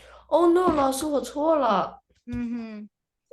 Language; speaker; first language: Chinese; early bilingual, other home language; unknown